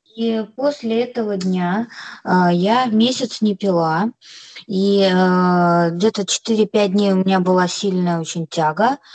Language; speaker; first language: Russian; native; Russian